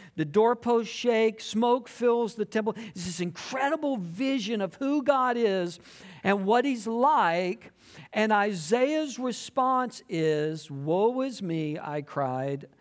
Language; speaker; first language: English; native; English